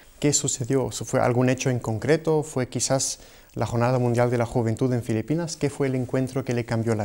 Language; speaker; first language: Spanish; native; Spanish